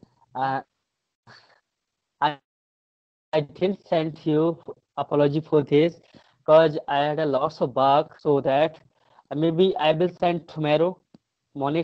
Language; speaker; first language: English; non-native, fluent; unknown